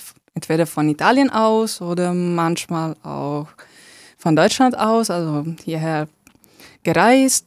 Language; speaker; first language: German; non-native, fluent; Italian